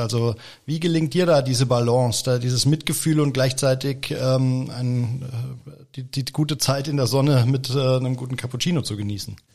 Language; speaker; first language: German; native; German